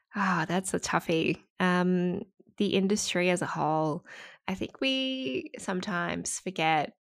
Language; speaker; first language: English; native; English